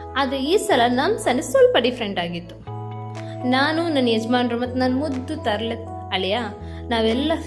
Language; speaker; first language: Kannada; non-native, local second language; Tulu